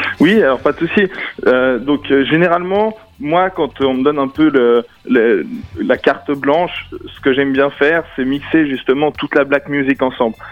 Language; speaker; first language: French; native; French